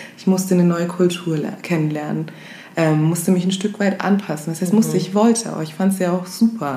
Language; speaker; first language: German; early bilingual, other home language; Swahili